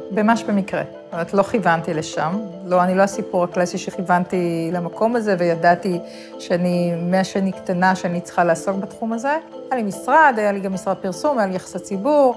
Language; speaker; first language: Hebrew; native; Hebrew